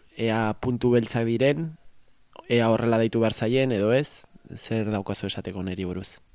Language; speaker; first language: Basque; native; Basque